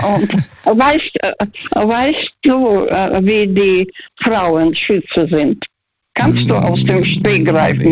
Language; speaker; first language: German; non-native, local second language; Russian